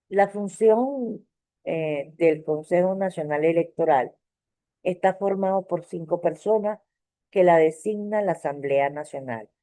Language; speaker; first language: Spanish; native; Spanish